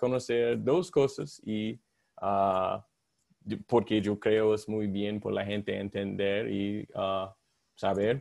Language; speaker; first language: Spanish; non-native, learner; English